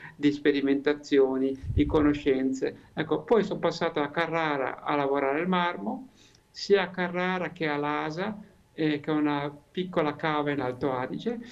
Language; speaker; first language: Italian; native; Italian